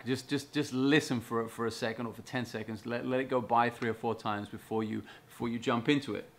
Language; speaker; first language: English; native; English